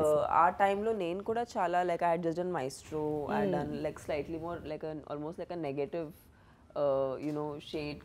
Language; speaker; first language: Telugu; non-native, local second language; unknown